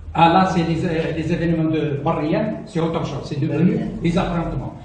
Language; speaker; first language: French; non-native, local second language; Arabic